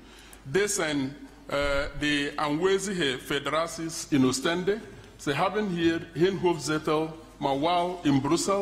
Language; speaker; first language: Dutch; non-native, fluent; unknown